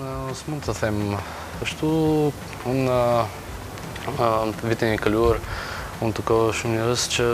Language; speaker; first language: Albanian; non-native, learner; Bulgarian